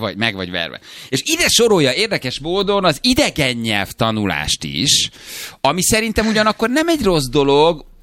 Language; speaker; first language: Hungarian; native; Hungarian